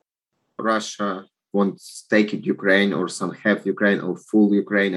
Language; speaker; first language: English; non-native, learner; Ukrainian